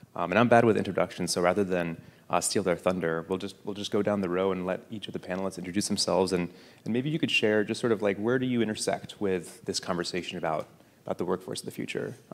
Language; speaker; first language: English; native; English